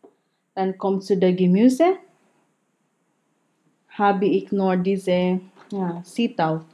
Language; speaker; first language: German; non-native, learner; Filipino